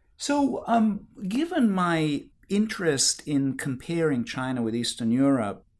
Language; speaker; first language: English; non-native, fluent; Bulgarian